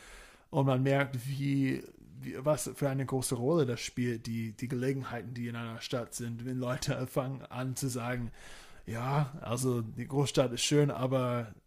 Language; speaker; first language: German; non-native, fluent; English